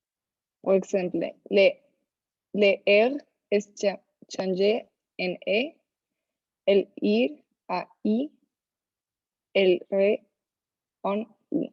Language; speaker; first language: French; non-native, learner; Spanish